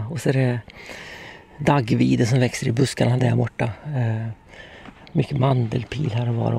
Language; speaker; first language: Swedish; native; Swedish